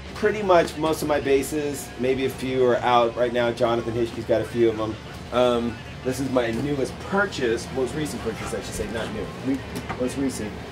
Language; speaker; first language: English; native; English